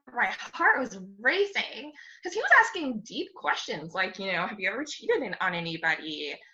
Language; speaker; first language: English; native; English